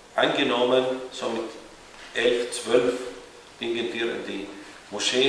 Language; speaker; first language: German; non-native, fluent; Arabic